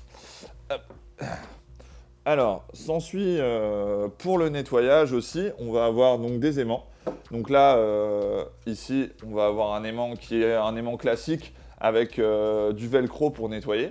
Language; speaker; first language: French; native; French